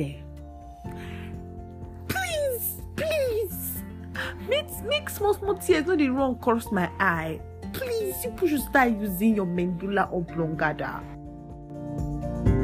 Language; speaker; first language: English; non-native, local second language; Yoruba